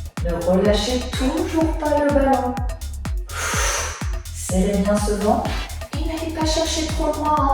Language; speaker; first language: French; native; French